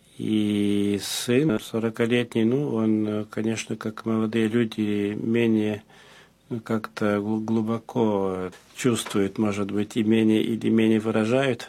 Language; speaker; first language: Russian; early bilingual, heritage; Russian